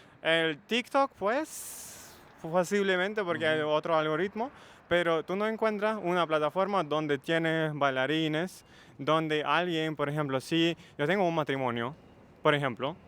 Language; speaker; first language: Spanish; non-native, fluent; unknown